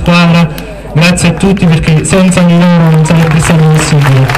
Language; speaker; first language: Italian; native; Italian